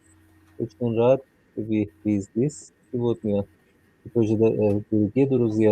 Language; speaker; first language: Russian; non-native, learner; Persian